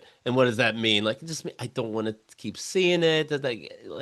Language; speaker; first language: English; native; English